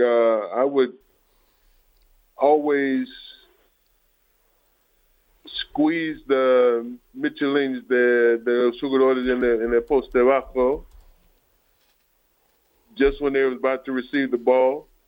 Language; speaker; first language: English; native; English